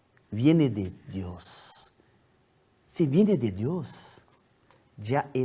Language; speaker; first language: Spanish; non-native, fluent; Portuguese